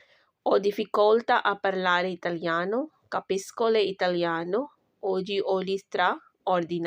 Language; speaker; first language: Italian; non-native, learner; Urdu